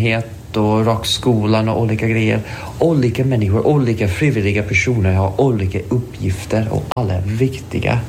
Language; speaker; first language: Swedish; non-native, fluent; English